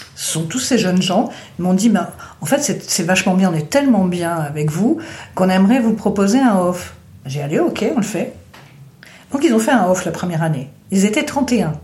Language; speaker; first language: French; native; French